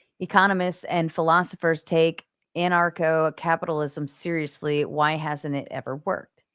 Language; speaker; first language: English; native; English